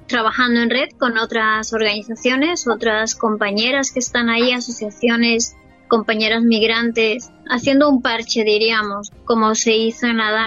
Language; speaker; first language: Spanish; native; Spanish